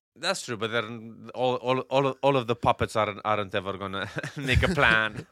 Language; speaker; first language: English; non-native, fluent; Romanian